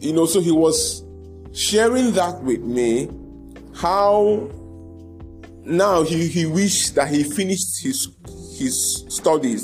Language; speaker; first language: English; non-native, local second language; Igbo